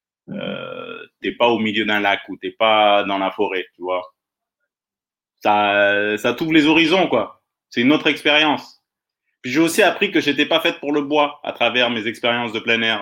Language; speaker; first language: French; native; French